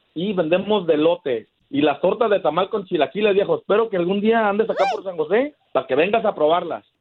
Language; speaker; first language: Spanish; native; Spanish